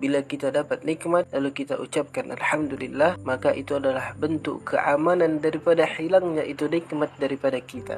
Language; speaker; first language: Malay; native; Malay